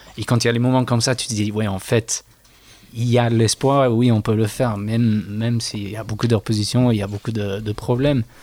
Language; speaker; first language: French; non-native, fluent; English